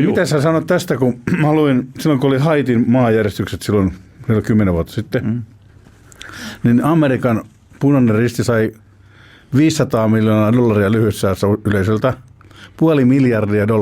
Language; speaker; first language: Finnish; native; Finnish